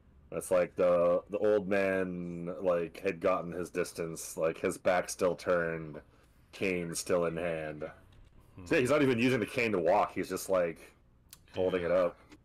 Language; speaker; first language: English; native; English